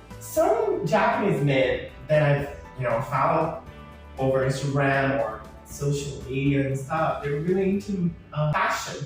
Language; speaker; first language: English; non-native, fluent; Portuguese